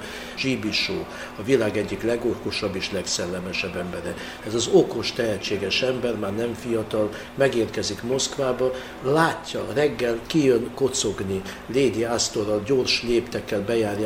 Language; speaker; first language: Hungarian; native; Hungarian